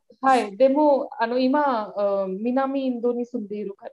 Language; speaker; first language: Japanese; non-native, learner; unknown